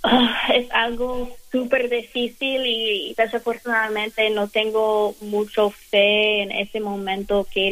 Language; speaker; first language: Spanish; non-native, fluent; English